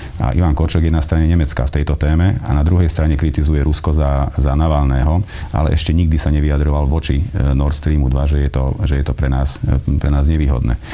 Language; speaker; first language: Slovak; non-native, local second language; Hungarian